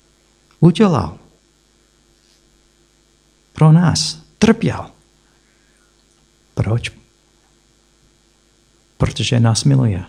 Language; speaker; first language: Czech; non-native, fluent; English